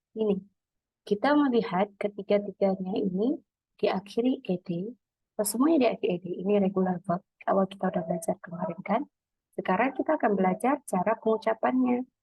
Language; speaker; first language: Indonesian; native; Indonesian